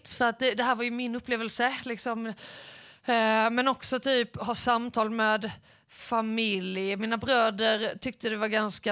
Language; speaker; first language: Swedish; native; Swedish